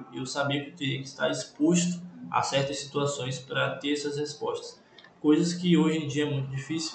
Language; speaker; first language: Portuguese; native; Portuguese